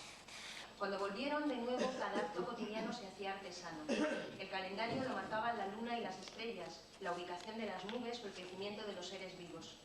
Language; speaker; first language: Spanish; native; Spanish